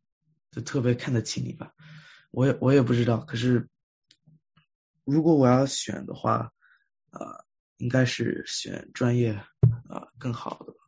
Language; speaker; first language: Chinese; early bilingual, heritage; Chinese